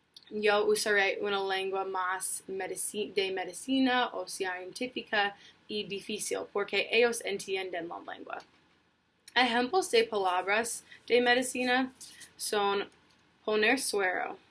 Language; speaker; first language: Spanish; non-native, learner; English